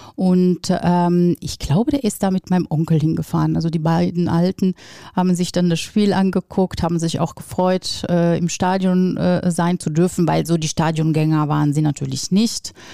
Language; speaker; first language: German; non-native, fluent; Italian